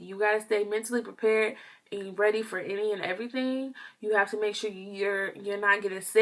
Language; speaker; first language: English; native; English